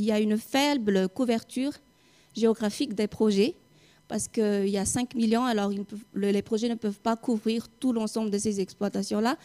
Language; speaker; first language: French; non-native, local second language; Malagasy